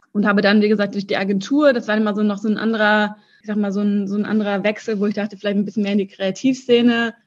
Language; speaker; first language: German; early bilingual, other home language; Russian